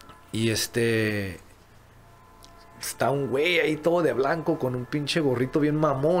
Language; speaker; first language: Spanish; early bilingual, heritage; Spanish